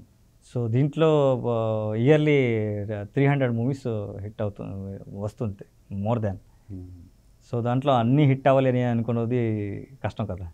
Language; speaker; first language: Telugu; non-native, learner; Kannada